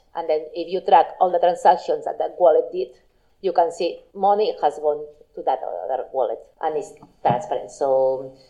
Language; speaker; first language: English; non-native, fluent; Spanish